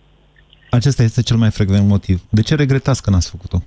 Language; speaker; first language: Romanian; native; Romanian